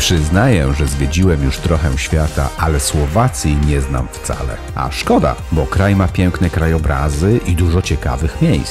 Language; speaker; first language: Polish; native; Polish